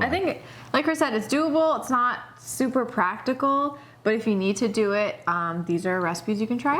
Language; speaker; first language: English; native; English